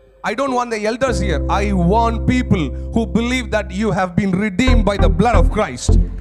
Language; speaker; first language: English; non-native, local second language; Tamil